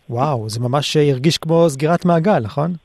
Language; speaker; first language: Hebrew; native; Hebrew